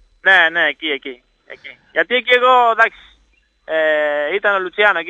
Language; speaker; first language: Greek; non-native, fluent; Italian